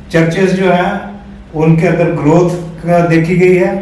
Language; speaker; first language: Hindi; non-native, local second language; Punjabi